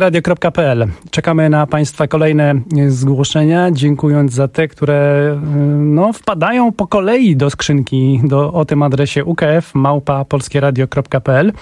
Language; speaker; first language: Polish; native; Polish